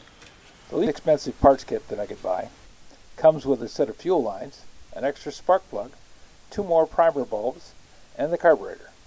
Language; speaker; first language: English; native; English